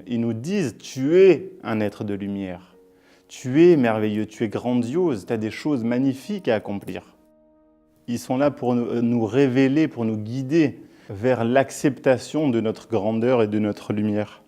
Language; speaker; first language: French; native; French